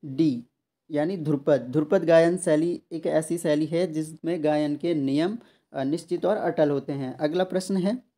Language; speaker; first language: Hindi; native; Hindi